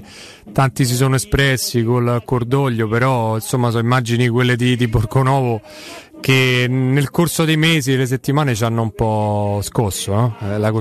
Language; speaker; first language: Italian; native; Italian